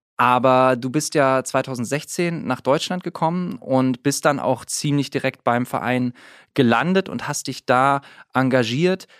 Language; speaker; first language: German; native; German